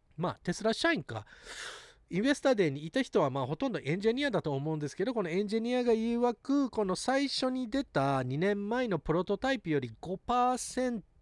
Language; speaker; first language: Japanese; early bilingual, heritage; English